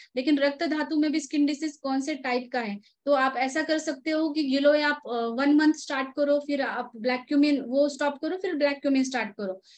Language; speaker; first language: Hindi; non-native, local second language; Marathi